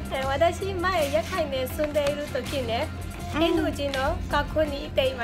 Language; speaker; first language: Japanese; non-native, learner; Burmese